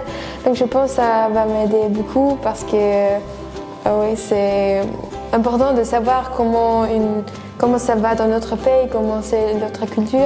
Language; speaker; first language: French; non-native, fluent; Swiss German